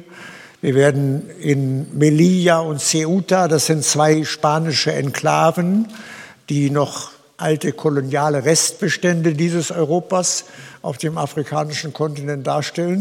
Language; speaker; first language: German; native; German